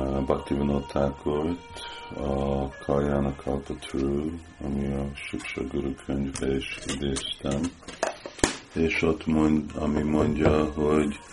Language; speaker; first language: Hungarian; early bilingual, heritage; Hungarian